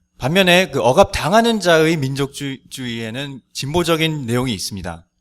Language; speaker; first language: Korean; native; Korean